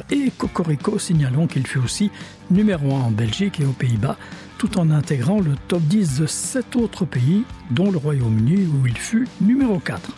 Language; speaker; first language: French; native; French